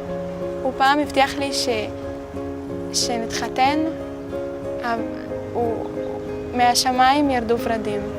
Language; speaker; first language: Hebrew; non-native, local second language; Arabic